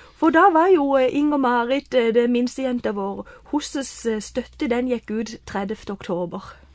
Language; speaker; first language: Norwegian; native; Norwegian